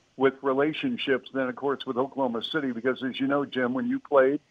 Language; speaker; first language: English; native; English